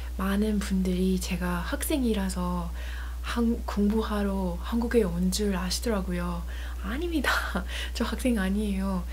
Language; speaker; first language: Korean; non-native, learner; English